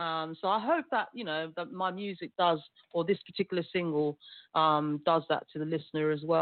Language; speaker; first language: English; early bilingual, other home language; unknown